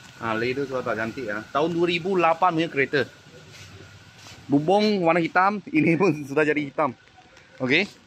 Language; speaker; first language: Malay; non-native, local second language; Chinese